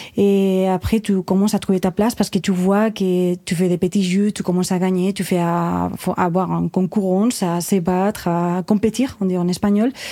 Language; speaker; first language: French; non-native, fluent; Spanish